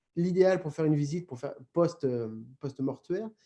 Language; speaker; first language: French; native; French